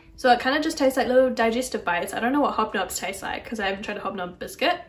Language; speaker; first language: English; native; English